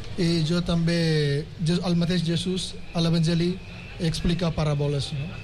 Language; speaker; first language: Catalan; non-native, fluent; Tamil